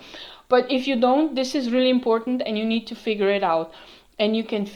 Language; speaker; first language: English; non-native, fluent; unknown